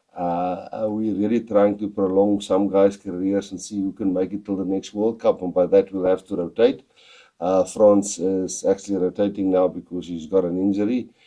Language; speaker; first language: English; non-native, local second language; Afrikaans